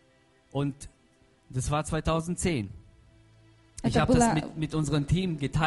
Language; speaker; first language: German; non-native, fluent; Russian